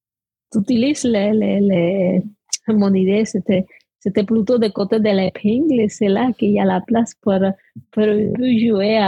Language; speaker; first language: French; non-native, fluent; Spanish